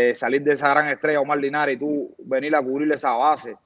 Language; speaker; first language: Spanish; native; Spanish